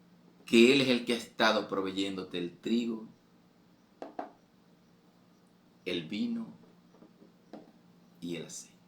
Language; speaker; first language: Spanish; native; Spanish